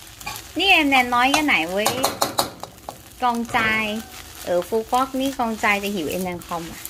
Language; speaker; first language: Vietnamese; non-native, learner; Thai